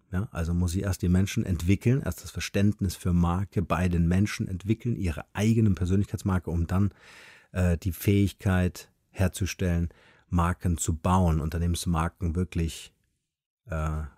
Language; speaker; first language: German; native; German